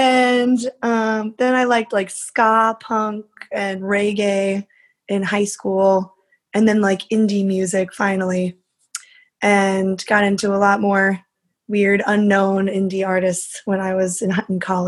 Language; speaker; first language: English; native; English